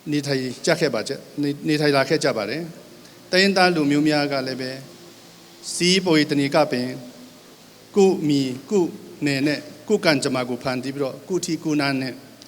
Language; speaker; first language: Burmese; non-native, local second language; Hakha Chin